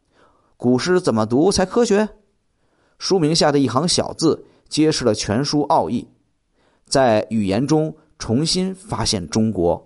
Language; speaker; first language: Chinese; native; Chinese